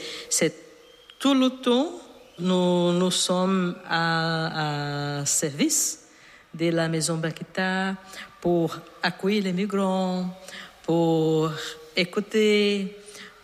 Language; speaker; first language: French; non-native, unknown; Portuguese